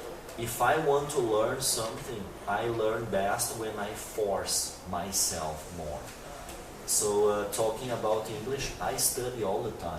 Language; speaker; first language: English; non-native, fluent; Portuguese